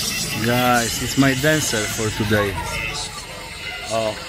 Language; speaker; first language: English; non-native, learner; Polish